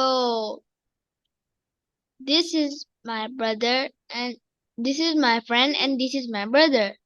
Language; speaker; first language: English; non-native, local second language; Urdu